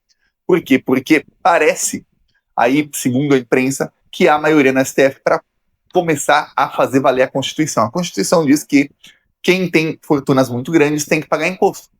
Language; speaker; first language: Portuguese; native; Portuguese